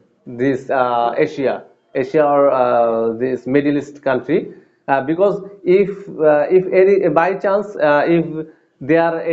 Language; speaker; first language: English; non-native, learner; Bangla